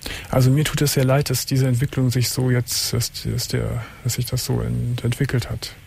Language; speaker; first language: German; native; German